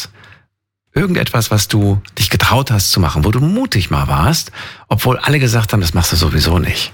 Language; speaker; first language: German; native; German